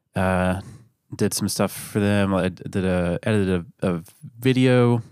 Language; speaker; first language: English; native; English